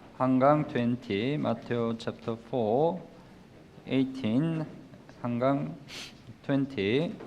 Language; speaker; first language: Filipino; non-native, learner; Korean